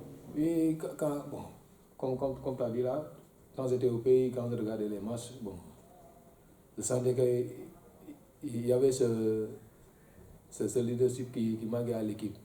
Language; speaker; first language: French; non-native, local second language; Bambara